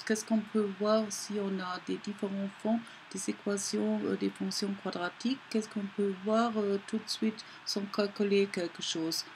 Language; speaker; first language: French; non-native, learner; German